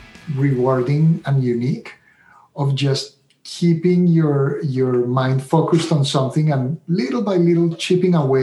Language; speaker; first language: English; non-native, fluent; Spanish